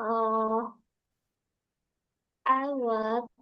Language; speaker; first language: English; non-native, learner; Vietnamese